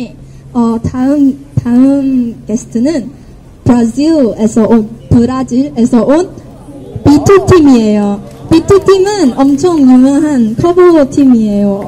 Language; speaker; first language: Korean; non-native, fluent; Portuguese